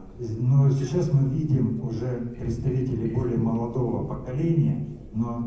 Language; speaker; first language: Russian; native; Russian